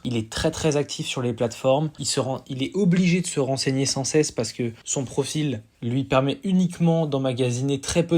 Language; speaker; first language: French; native; French